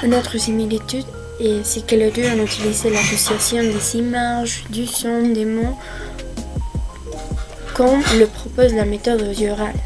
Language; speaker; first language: French; non-native, fluent; Spanish